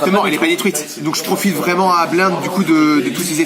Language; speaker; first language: French; native; French